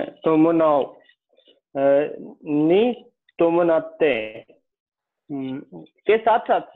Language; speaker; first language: Japanese; non-native, learner; Hindi